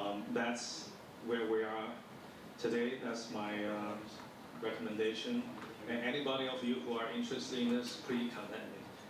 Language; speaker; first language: English; non-native, fluent; Chinese